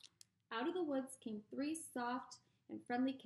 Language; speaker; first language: English; native; English